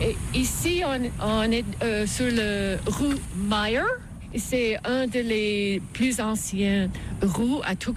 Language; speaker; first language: French; non-native, learner; English